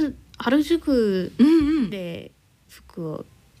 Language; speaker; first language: Japanese; non-native, learner; English